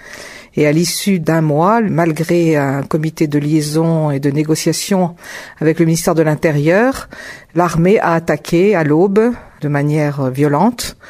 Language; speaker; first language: French; native; French